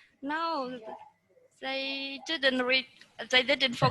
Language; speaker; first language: English; non-native, learner; Vietnamese